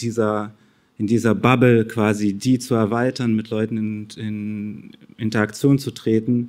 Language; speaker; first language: German; native; German